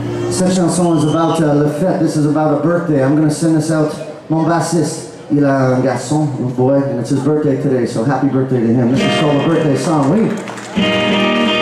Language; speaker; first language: English; native; English